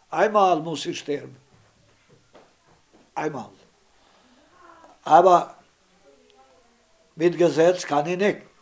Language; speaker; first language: German; non-native, learner; Romany